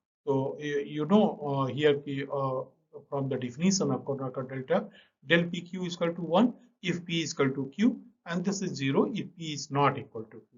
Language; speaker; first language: English; non-native, local second language; Hindi